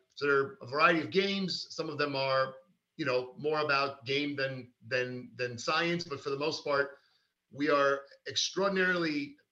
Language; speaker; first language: English; early bilingual, other home language; Hebrew